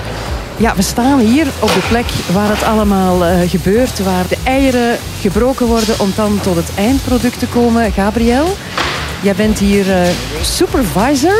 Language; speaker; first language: Dutch; native; Dutch